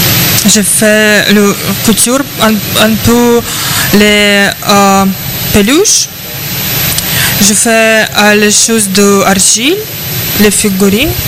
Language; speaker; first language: French; non-native, learner; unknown